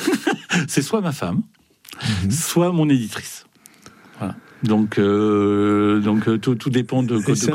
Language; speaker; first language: French; native; French